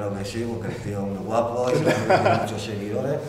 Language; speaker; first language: Spanish; non-native, fluent; Arabic